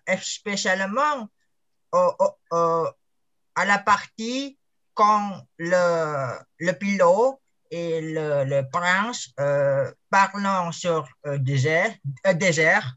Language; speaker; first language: French; non-native, learner; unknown